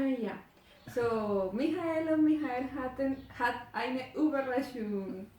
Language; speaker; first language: German; non-native, learner; Spanish